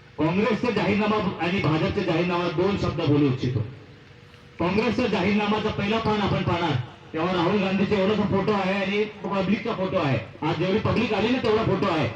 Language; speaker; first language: Marathi; non-native, local second language; Bhili